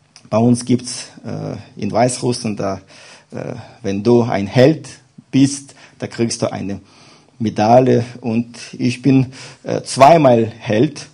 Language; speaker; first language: German; non-native, fluent; Russian